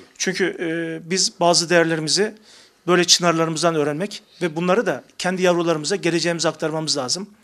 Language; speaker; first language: Turkish; native; Turkish